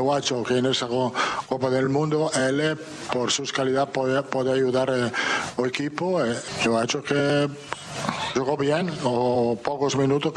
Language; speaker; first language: Portuguese; non-native, learner; Italian